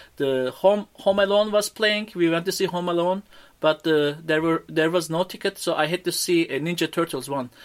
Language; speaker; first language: English; non-native, fluent; Turkish